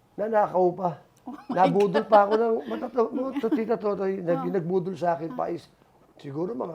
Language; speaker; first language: Filipino; native; Filipino